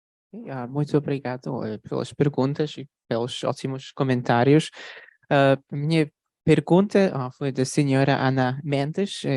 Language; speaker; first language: Portuguese; non-native, fluent; Polish